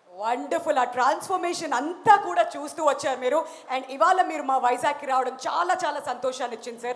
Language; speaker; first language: Telugu; native; Telugu